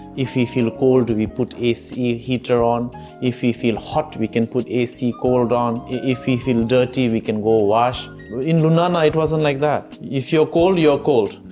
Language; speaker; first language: English; non-native, fluent; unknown